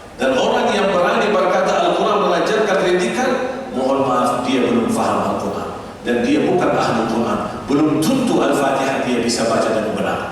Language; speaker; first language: Indonesian; non-native, fluent; Arabic